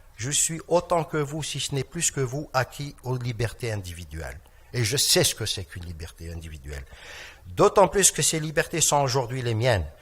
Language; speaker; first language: French; non-native, local second language; Kabyle